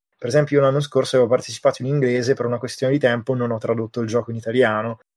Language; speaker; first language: Italian; native; Italian